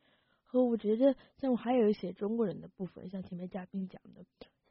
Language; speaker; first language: Chinese; early bilingual, heritage; Chinese